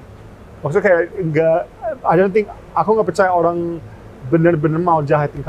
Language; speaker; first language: Indonesian; early bilingual, heritage; English